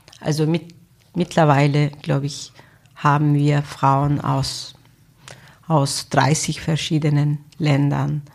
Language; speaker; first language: German; non-native, fluent; Turkish